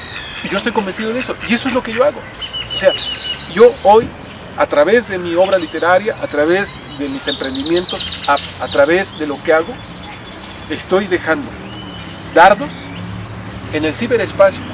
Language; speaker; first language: Spanish; native; Spanish